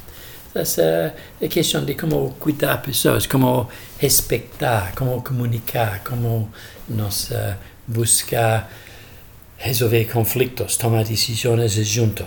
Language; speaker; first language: Portuguese; non-native, fluent; English